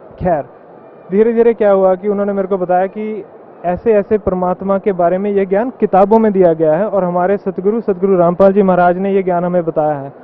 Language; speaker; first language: Hindi; native; Hindi